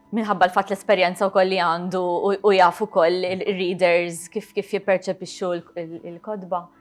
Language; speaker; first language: Maltese; native; Maltese